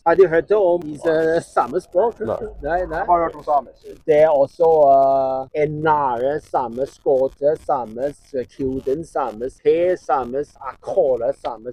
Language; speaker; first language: Norwegian; non-native, learner; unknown